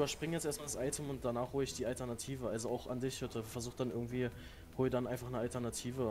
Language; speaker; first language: German; native; German